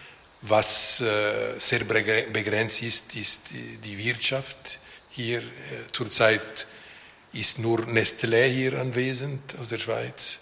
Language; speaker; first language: German; non-native, local second language; Italian